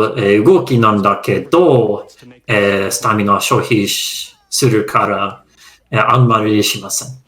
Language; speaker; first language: Japanese; non-native, fluent; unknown